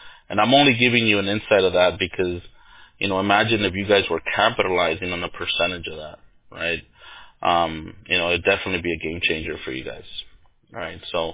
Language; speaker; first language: English; early bilingual, other home language; Spanish